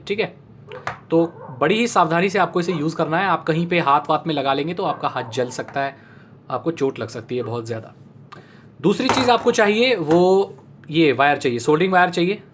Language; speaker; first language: Hindi; native; Hindi